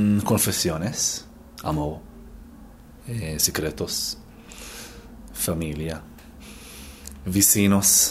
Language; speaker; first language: Spanish; non-native, learner; Hebrew